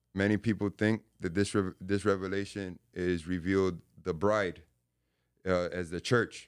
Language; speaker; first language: English; native; English